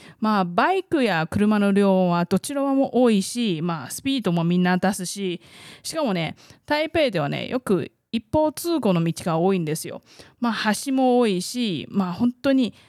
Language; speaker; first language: Japanese; non-native, fluent; Chinese